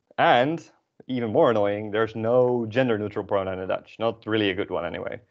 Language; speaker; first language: English; non-native, fluent; Dutch